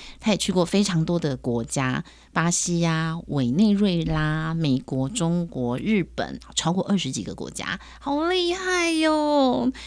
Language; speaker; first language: Chinese; native; Chinese